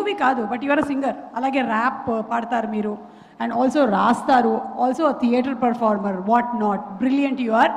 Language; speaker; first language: Telugu; native; Telugu